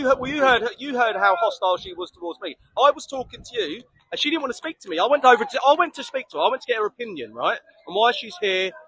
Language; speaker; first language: English; native; English